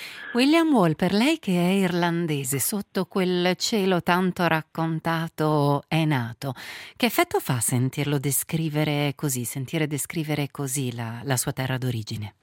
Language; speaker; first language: Italian; native; Italian